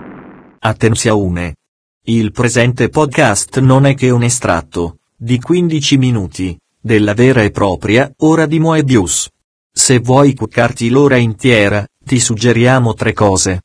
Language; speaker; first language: Italian; native; Italian